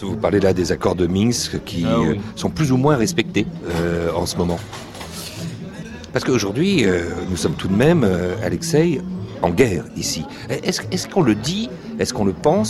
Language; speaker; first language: French; native; French